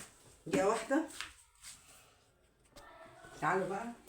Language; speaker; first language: Arabic; native; Arabic